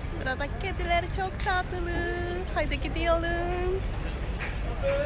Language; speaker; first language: Turkish; non-native, learner; Japanese